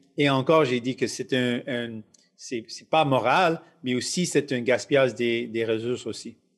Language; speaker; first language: French; non-native, local second language; English